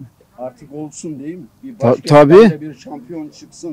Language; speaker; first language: Turkish; native; Turkish